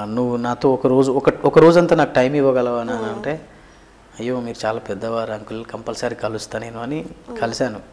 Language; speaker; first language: Telugu; native; Telugu